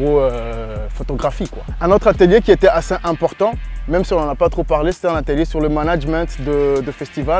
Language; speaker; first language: French; non-native, local second language; Rundi